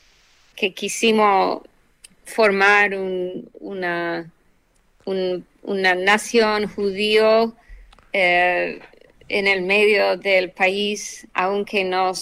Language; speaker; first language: Spanish; non-native, fluent; English